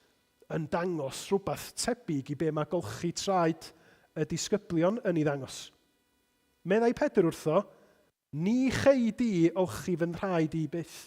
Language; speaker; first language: Welsh; native; Welsh